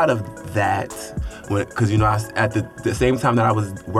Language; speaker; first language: English; native; English